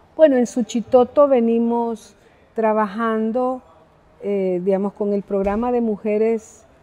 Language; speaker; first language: Spanish; native; Spanish